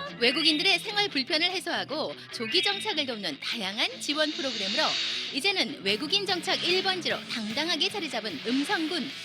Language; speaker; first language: Korean; native; Korean